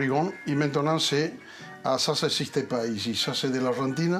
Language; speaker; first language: French; non-native, fluent; Spanish